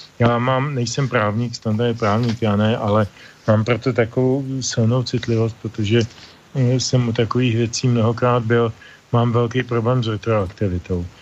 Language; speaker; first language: Czech; native; Czech